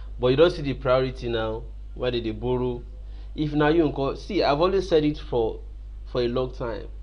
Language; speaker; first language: Nigerian Pidgin; non-native, local second language; Yoruba